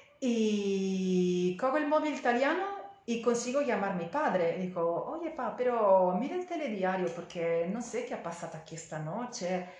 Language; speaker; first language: Spanish; non-native, fluent; Italian